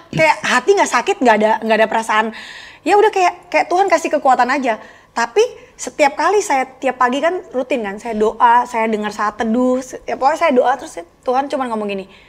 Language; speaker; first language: Indonesian; native; Indonesian